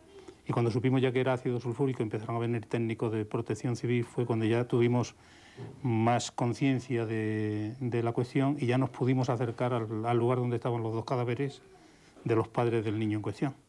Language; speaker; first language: Spanish; native; Spanish